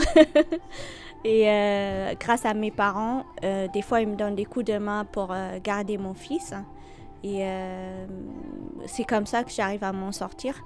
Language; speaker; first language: French; non-native, fluent; Amharic